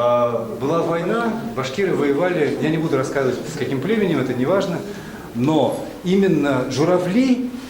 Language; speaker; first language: Russian; native; Russian